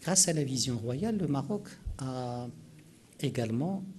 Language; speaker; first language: French; non-native, local second language; Arabic